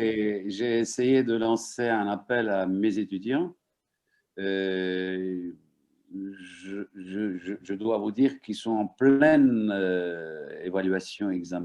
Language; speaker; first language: French; non-native, fluent; Turkish